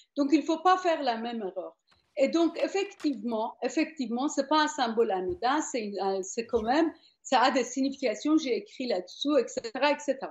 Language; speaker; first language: French; non-native, fluent; Persian